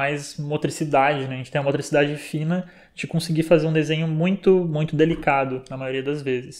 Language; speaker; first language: Portuguese; native; Portuguese